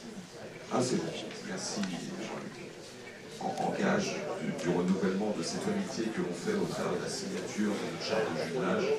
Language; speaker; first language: French; native; French